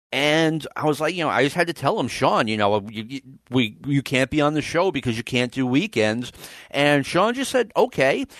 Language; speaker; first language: English; native; English